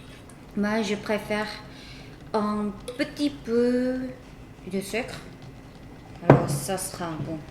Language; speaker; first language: French; non-native, learner; Korean